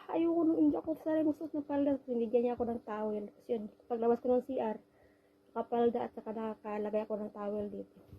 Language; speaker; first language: Filipino; native; Filipino